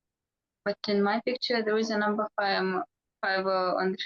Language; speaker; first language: English; non-native, learner; Russian